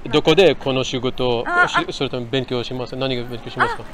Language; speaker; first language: Japanese; non-native, learner; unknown